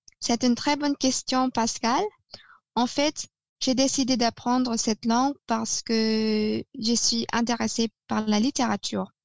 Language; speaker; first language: French; non-native, fluent; Filipino